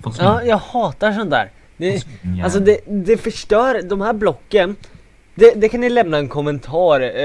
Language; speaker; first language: Swedish; native; Swedish